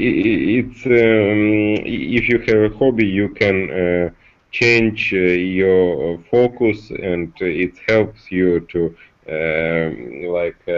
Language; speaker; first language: English; non-native, learner; Russian